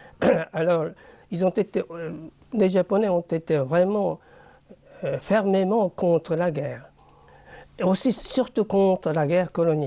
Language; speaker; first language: French; non-native, fluent; Japanese